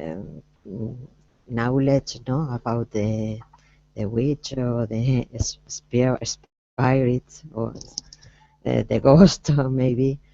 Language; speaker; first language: English; non-native, learner; Spanish